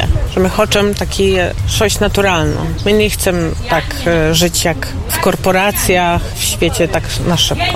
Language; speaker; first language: Polish; non-native, local second language; Ukrainian